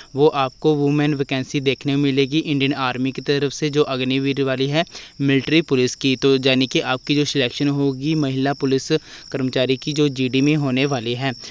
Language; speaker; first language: Hindi; non-native, local second language; Punjabi